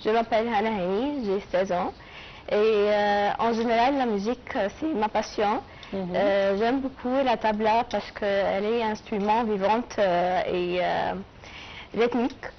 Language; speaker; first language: French; non-native, learner; Arabic